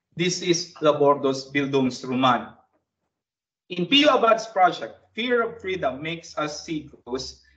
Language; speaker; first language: English; non-native, local second language; Bikol